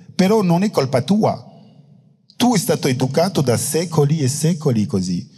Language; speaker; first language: Italian; non-native, fluent; French